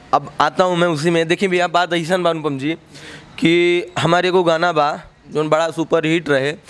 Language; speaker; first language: Hindi; native; Hindi